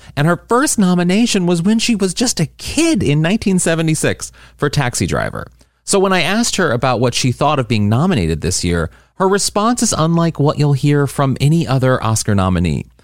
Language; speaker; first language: English; native; English